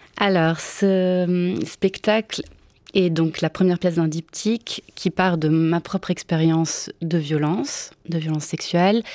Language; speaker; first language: French; non-native, fluent; Italian